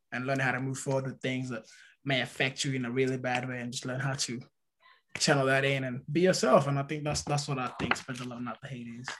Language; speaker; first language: English; early bilingual, other home language; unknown